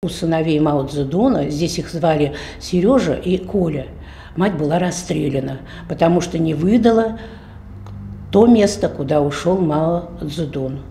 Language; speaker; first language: Russian; native; Russian